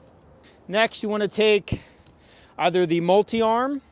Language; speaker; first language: English; native; English